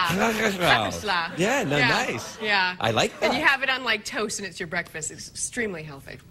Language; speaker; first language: English; native; English